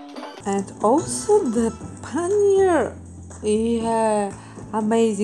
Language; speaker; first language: English; non-native, fluent; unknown